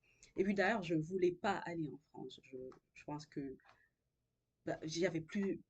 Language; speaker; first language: French; non-native, local second language; Haitian Creole